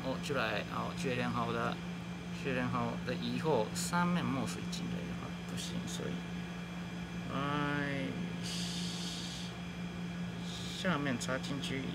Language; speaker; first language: Chinese; non-native, learner; Japanese